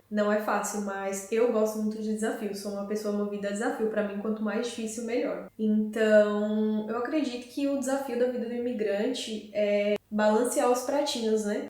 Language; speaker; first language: Portuguese; native; Portuguese